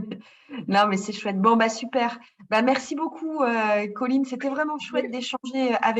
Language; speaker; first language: French; native; French